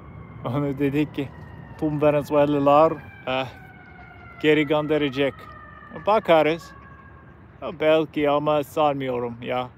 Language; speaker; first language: Turkish; non-native, learner; English